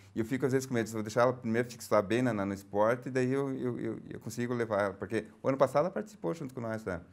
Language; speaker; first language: Portuguese; native; Portuguese